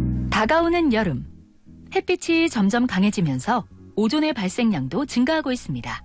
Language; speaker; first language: Korean; native; Korean